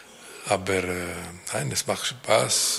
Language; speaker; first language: German; non-native, local second language; French